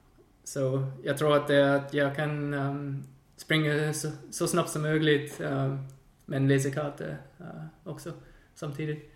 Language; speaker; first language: Swedish; non-native, fluent; English